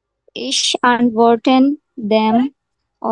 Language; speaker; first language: German; non-native, learner; Bangla